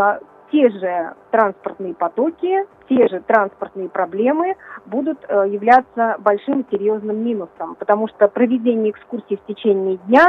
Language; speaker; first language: Russian; native; Russian